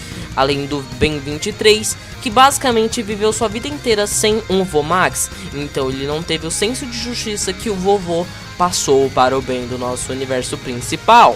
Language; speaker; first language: Portuguese; native; Portuguese